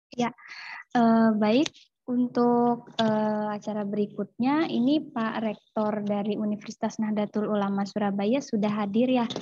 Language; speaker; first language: Indonesian; native; Indonesian